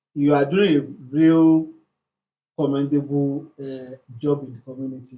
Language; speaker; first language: English; non-native, local second language; Yoruba